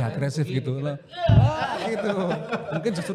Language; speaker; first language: Indonesian; native; Indonesian